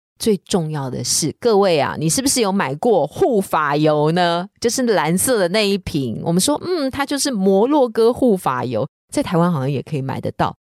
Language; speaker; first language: Chinese; native; Chinese